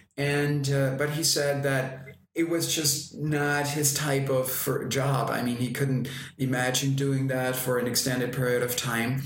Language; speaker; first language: English; non-native, fluent; German